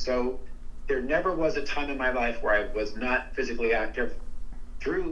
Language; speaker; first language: English; native; English